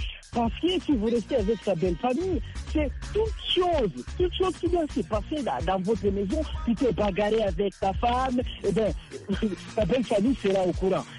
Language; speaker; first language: French; non-native, local second language; Rundi